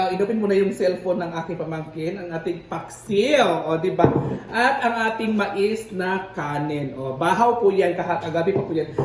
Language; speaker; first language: Filipino; native; Filipino